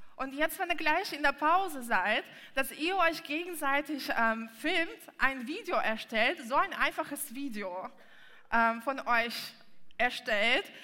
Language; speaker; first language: German; non-native, fluent; Russian